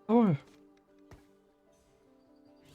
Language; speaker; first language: French; native; French